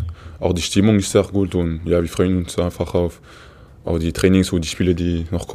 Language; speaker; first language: German; non-native, fluent; Portuguese